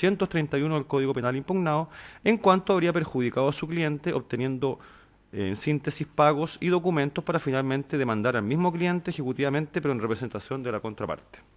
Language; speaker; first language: Spanish; native; Spanish